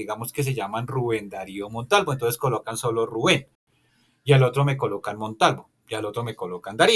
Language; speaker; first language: Spanish; native; Spanish